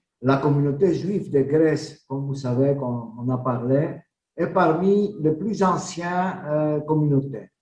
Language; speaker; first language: French; non-native, learner; Greek